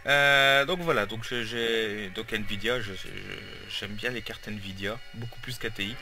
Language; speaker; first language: French; native; French